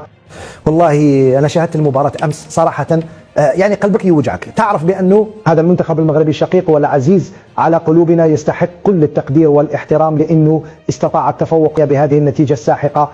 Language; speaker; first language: Arabic; native; Arabic